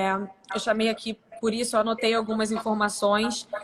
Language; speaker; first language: Portuguese; native; Portuguese